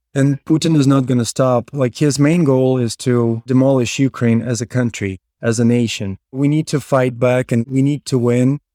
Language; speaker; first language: English; non-native, fluent; Ukrainian